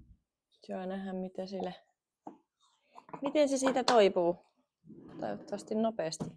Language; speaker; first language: Finnish; native; Finnish